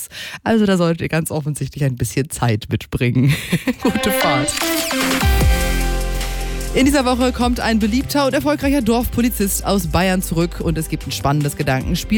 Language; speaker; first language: German; native; German